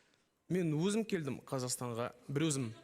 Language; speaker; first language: Kazakh; non-native, local second language; Russian